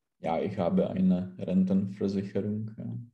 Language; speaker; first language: German; non-native, learner; Czech